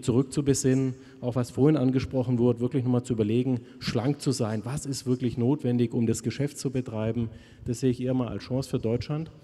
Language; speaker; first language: German; native; German